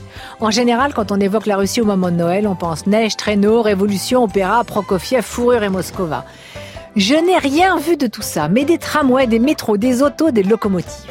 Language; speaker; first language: French; native; French